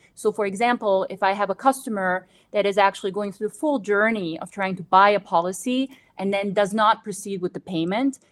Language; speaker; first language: English; non-native, fluent; Bosnian